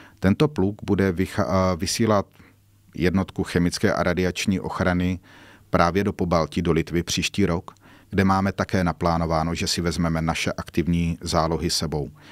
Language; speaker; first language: Czech; native; Czech